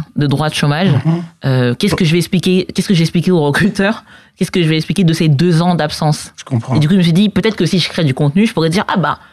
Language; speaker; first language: French; native; French